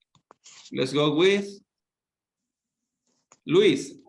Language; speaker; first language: English; non-native, fluent; Spanish